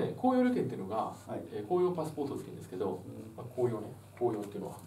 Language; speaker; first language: Japanese; native; Japanese